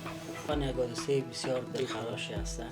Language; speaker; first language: Persian; native; Persian